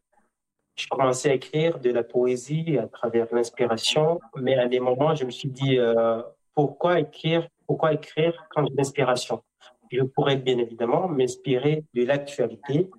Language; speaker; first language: French; non-native, local second language; Comorian